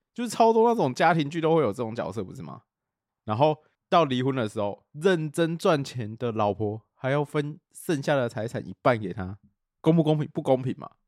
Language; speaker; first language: Chinese; native; Chinese